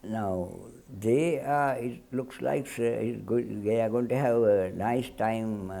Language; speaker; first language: English; non-native, local second language; Sinhala